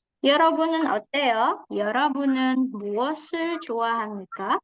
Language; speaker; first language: Korean; non-native, fluent; Indonesian